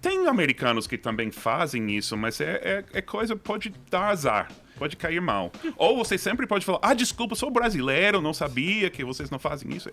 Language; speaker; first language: Portuguese; non-native, fluent; English